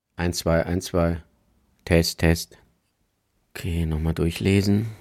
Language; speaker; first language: German; native; German